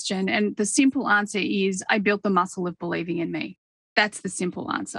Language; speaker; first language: English; native; English